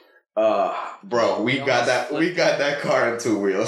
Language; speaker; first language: English; non-native, fluent; Spanish